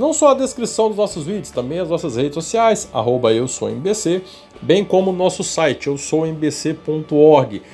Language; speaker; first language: Portuguese; native; Portuguese